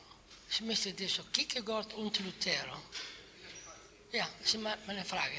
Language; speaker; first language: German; non-native, learner; Italian